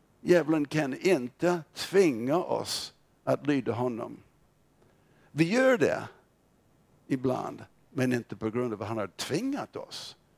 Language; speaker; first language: Swedish; non-native, fluent; English